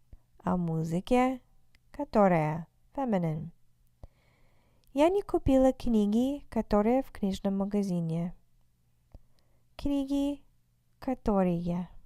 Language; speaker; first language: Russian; non-native, fluent; English